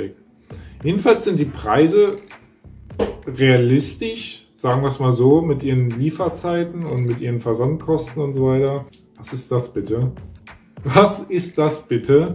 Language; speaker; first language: German; native; German